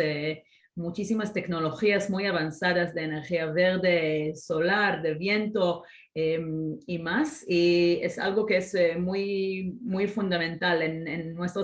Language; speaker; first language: Spanish; non-native, fluent; Hebrew